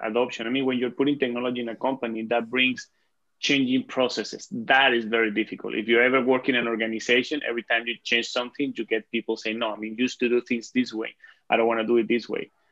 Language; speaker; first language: English; non-native, fluent; Spanish